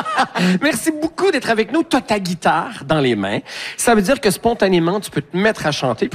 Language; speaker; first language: French; native; French